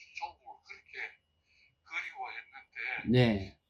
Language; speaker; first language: Korean; early bilingual, heritage; Korean